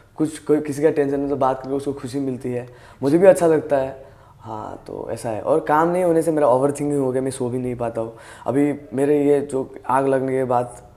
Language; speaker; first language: Hindi; native; Hindi